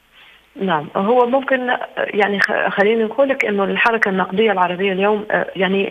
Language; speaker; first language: Arabic; native; Arabic